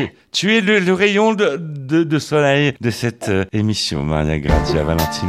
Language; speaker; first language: French; native; French